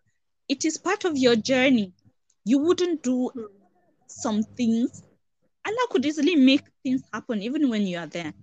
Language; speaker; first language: English; non-native, local second language; Hausa